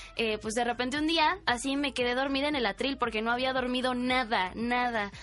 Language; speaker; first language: Spanish; native; Spanish